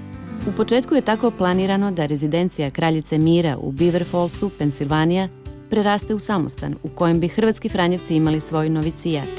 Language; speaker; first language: Croatian; native; Croatian